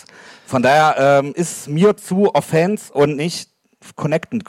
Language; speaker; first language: German; native; German